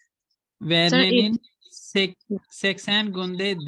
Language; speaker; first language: Turkish; non-native, fluent; Urdu